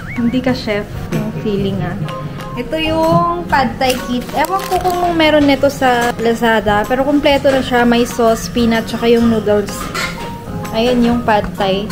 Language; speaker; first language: Filipino; native; Filipino